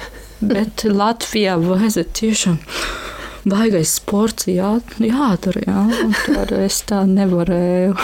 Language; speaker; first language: Latvian; non-native, learner; Japanese